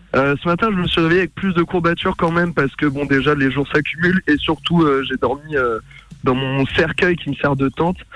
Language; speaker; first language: French; native; French